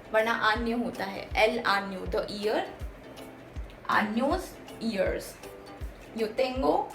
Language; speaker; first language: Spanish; non-native, fluent; Hindi